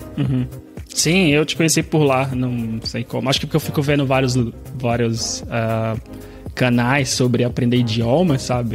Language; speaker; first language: Portuguese; native; Portuguese